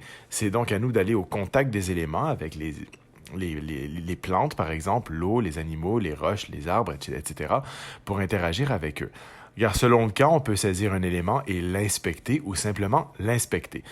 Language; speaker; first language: French; native; French